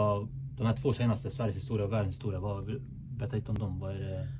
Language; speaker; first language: Swedish; native; Swedish